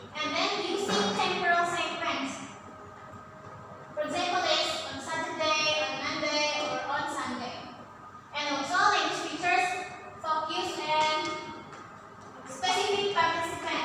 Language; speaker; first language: English; non-native, learner; Indonesian